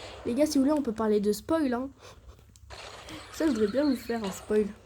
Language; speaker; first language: French; native; French